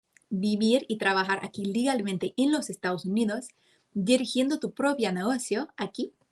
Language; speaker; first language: Spanish; non-native, fluent; English